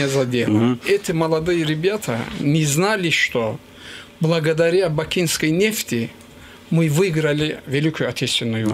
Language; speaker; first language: Russian; non-native, local second language; Azerbaijani